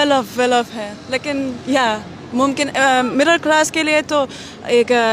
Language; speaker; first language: Hindi; non-native, learner; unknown